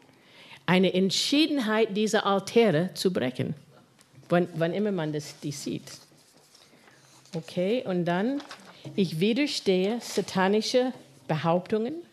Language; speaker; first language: German; non-native, fluent; English